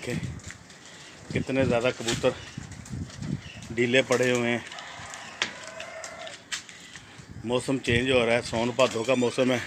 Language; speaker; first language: Hindi; non-native, local second language; Punjabi